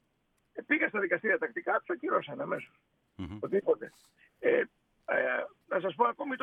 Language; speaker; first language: Greek; native; Greek